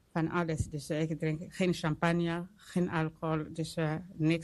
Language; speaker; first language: Dutch; non-native, learner; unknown